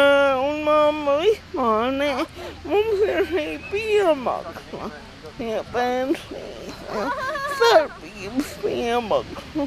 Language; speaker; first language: Latvian; non-native, local second language; Russian